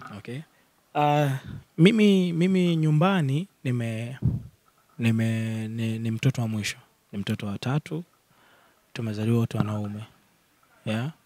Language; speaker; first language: Swahili; native; Swahili